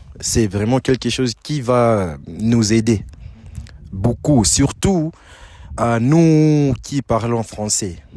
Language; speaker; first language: French; non-native, fluent; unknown